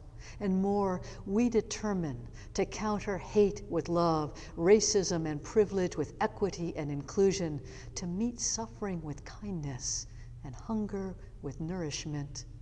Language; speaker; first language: English; native; English